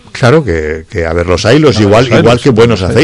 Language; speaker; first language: Spanish; native; Spanish